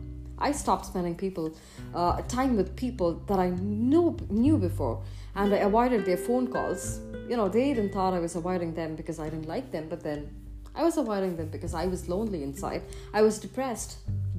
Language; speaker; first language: English; non-native, local second language; Tamil